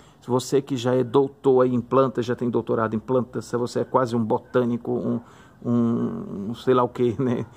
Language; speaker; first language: Portuguese; native; Portuguese